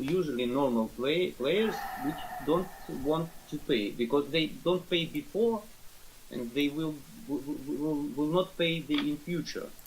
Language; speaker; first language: English; non-native, learner; Russian